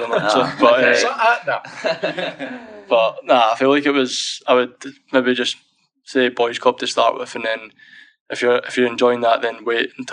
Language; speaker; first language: English; native; English